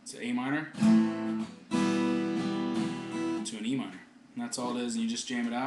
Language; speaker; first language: English; native; English